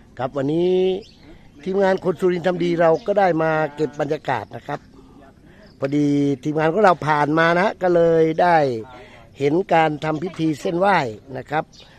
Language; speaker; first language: Thai; non-native, local second language; Northern Khmer